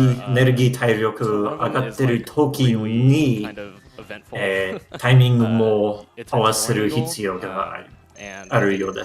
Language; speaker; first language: Japanese; non-native, learner; English